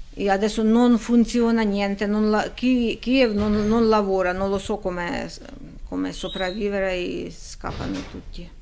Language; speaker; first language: Italian; non-native, learner; Ukrainian